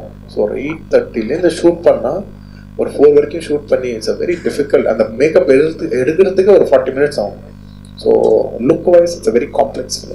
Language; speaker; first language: Tamil; non-native, local second language; Telugu